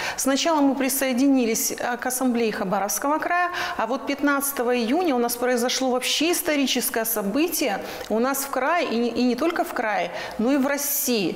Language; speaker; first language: Russian; native; Russian